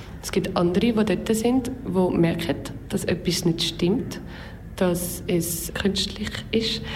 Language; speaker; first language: German; non-native, local second language; French